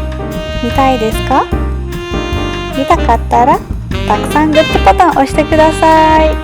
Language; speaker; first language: Japanese; non-native, fluent; Arabic